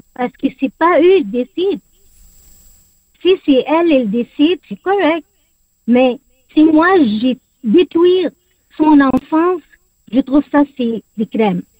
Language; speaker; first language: French; non-native, learner; Arabic